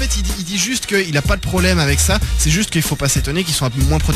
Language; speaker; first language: French; native; French